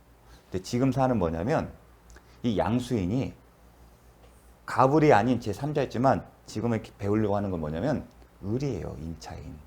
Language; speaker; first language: Korean; native; Korean